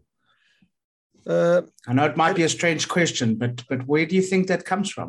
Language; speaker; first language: English; native; English